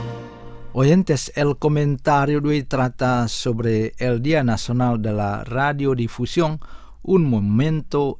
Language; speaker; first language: Spanish; non-native, fluent; Indonesian